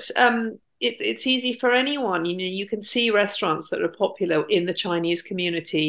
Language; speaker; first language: English; native; English